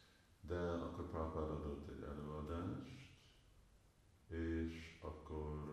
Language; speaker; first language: Hungarian; early bilingual, heritage; Hungarian